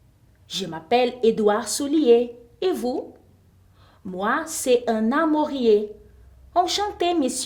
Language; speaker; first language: French; non-native, fluent; Portuguese